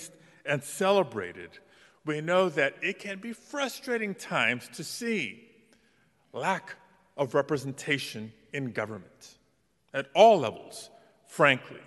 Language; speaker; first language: English; native; English